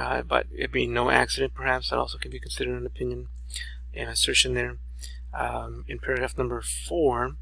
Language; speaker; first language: English; native; English